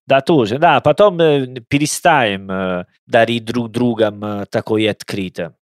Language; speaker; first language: Russian; non-native, learner; Italian